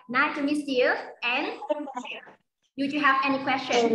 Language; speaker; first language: English; non-native, fluent; Vietnamese